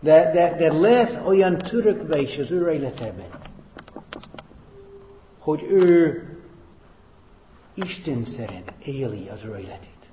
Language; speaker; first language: Hungarian; non-native, fluent; English